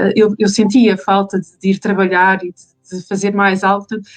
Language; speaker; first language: Portuguese; native; Portuguese